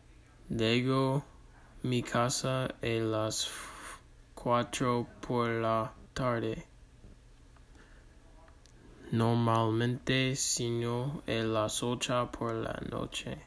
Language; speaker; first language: Spanish; non-native, learner; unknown